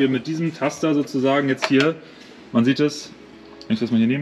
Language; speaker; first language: German; native; German